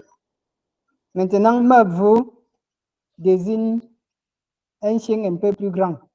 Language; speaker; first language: French; non-native, local second language; Ghomala